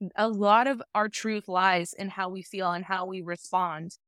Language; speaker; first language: English; native; English